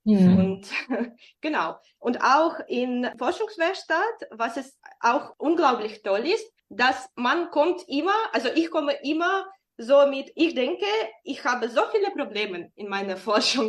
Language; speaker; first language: German; non-native, fluent; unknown